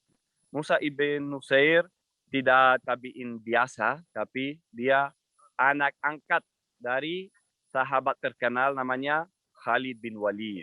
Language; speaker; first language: Indonesian; non-native, fluent; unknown